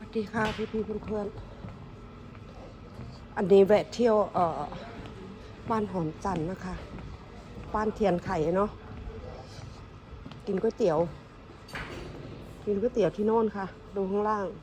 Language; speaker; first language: Thai; native; Thai